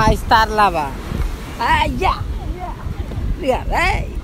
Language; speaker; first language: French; non-native, learner; Hindi